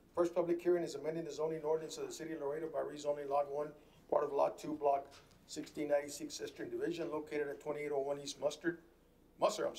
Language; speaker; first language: English; early bilingual, other home language; Spanish